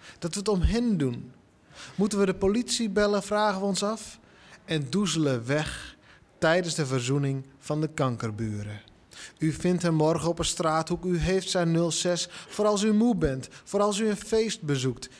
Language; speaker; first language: Dutch; non-native, local second language; Western Frisian